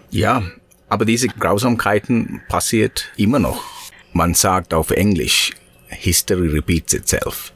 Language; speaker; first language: German; non-native, fluent; Sinhala